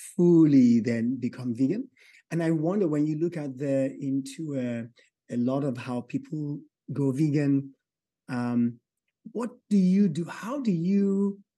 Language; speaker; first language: English; non-native, local second language; Yoruba